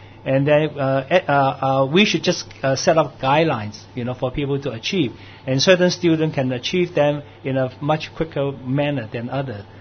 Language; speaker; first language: English; non-native, local second language; Cantonese